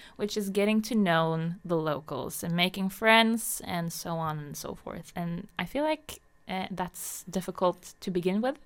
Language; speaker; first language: English; non-native, fluent; Norwegian